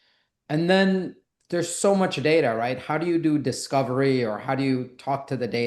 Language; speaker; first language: English; native; English